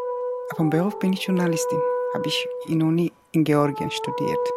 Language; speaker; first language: German; non-native, learner; Georgian